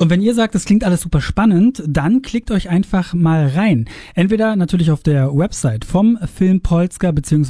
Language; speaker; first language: German; native; German